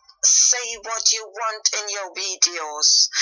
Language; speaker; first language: English; non-native, fluent; German